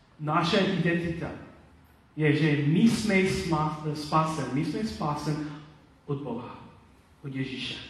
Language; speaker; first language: Czech; non-native, learner; Polish